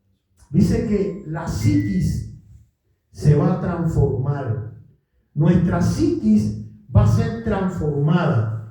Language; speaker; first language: Spanish; native; Spanish